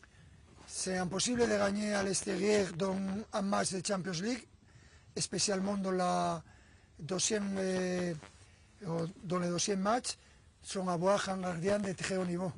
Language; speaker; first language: French; non-native, fluent; Spanish